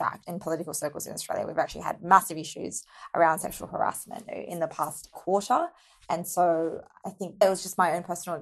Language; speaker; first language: English; native; English